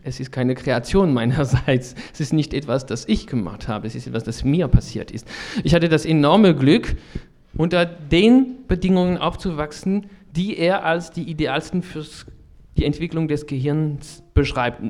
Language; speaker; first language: German; non-native, fluent; French